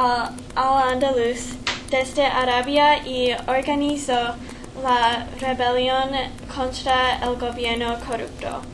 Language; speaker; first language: Spanish; non-native, learner; English